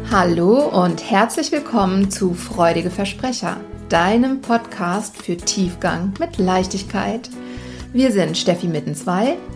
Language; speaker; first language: German; native; German